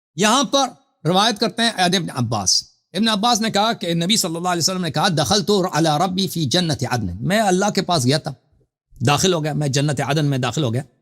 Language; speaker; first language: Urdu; non-native, fluent; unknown